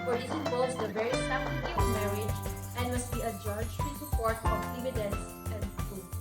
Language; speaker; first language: English; non-native, local second language; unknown